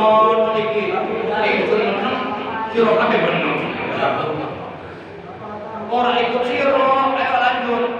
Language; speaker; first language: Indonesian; non-native, local second language; Javanese